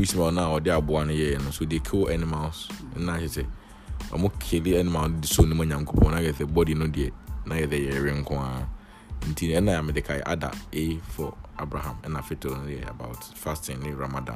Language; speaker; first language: English; non-native, local second language; Akan